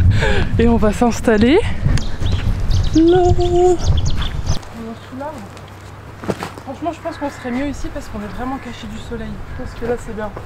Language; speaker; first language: French; native; French